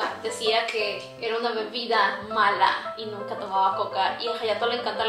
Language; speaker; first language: Spanish; native; Spanish